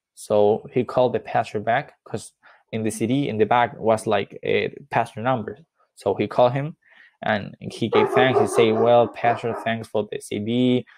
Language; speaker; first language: English; non-native, fluent; Spanish